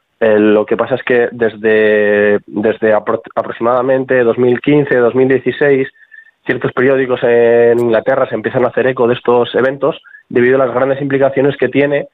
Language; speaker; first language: Spanish; native; Spanish